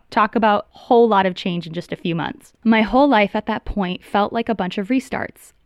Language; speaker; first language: English; native; English